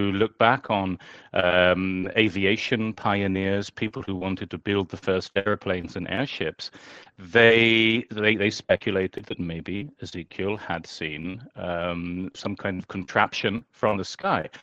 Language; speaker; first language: English; native; English